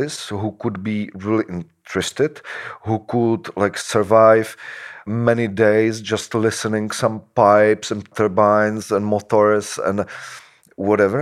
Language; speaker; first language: English; non-native, fluent; Czech